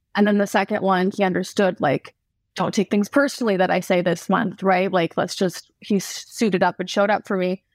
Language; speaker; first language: English; native; English